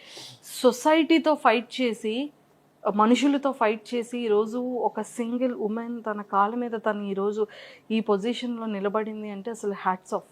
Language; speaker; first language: Telugu; native; Telugu